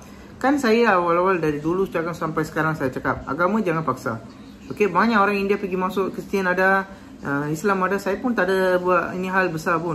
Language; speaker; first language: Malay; non-native, local second language; Tamil